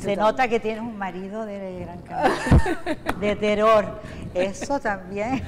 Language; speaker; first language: Spanish; native; Spanish